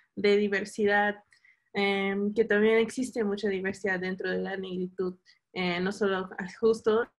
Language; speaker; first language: Spanish; early bilingual, heritage; Spanish